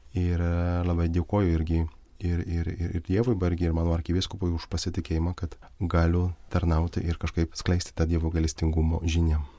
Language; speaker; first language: Lithuanian; non-native, local second language; Polish